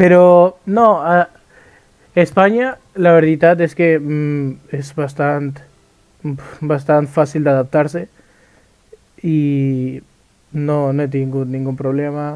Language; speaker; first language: Catalan; early bilingual, other home language; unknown